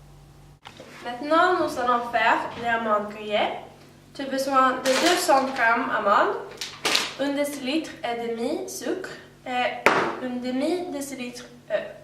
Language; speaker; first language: French; non-native, learner; Swedish